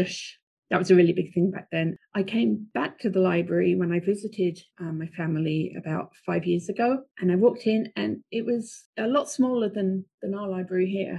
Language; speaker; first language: English; native; English